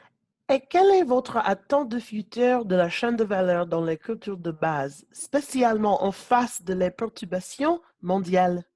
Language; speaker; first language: French; non-native, learner; English